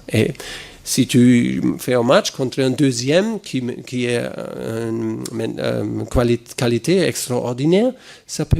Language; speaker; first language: French; non-native, fluent; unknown